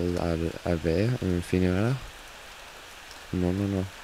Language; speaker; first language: French; non-native, learner; English